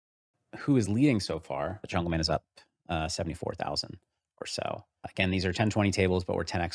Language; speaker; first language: English; native; English